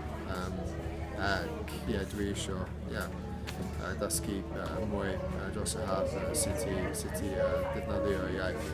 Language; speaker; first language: Welsh; non-native, learner; English